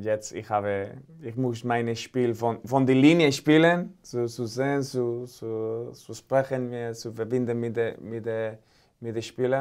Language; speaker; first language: German; non-native, fluent; Spanish